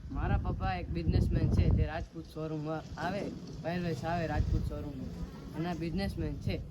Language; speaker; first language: Gujarati; non-native, local second language; Kachhi